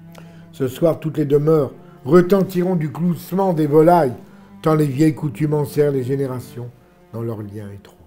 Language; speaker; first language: French; native; French